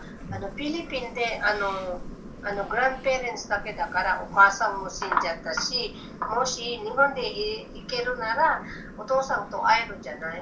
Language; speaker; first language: Japanese; non-native, learner; Filipino